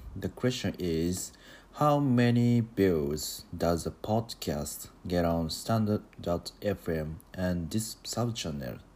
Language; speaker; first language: English; non-native, learner; Japanese